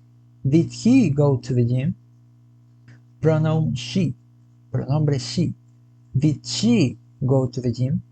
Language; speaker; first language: English; non-native, fluent; Spanish